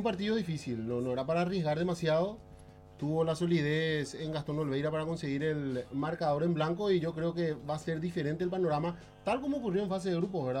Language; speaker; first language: Spanish; native; Spanish